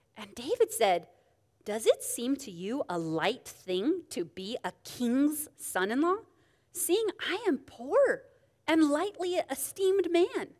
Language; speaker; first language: English; native; English